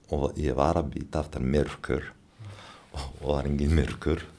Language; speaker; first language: Icelandic; non-native, learner; Arabic